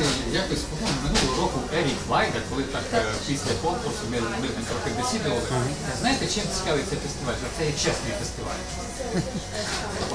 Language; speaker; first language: Ukrainian; native; Ukrainian